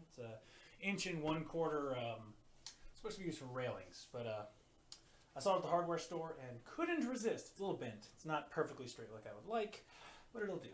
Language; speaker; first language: English; native; English